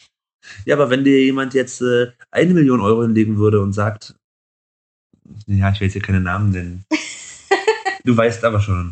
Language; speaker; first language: German; native; German